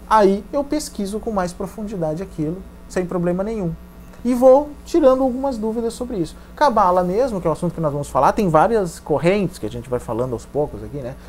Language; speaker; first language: Portuguese; native; Portuguese